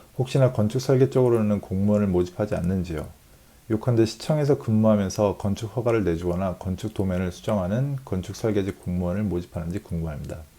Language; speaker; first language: Korean; native; Korean